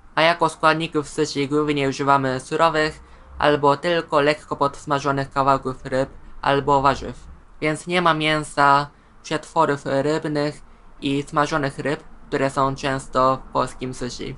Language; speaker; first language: Polish; non-native, fluent; Japanese